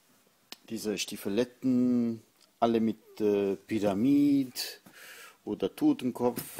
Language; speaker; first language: German; non-native, learner; Italian